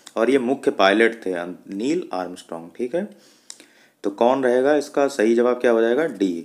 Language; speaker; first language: Hindi; native; Hindi